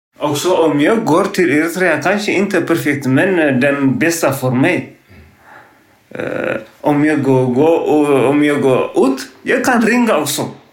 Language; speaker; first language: Swedish; non-native, learner; Tigrinya